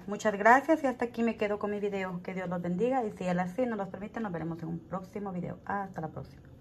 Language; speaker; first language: Spanish; native; Spanish